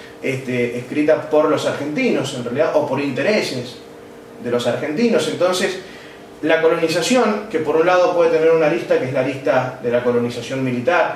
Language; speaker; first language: Spanish; native; Spanish